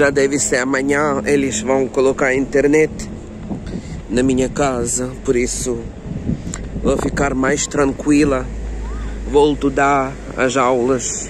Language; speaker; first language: Portuguese; non-native, learner; Ukrainian